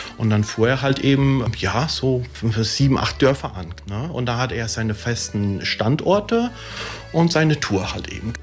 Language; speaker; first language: German; early bilingual, other home language; Italian